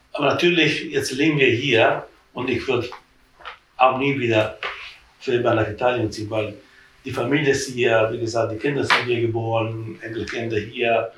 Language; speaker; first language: German; non-native, fluent; Italian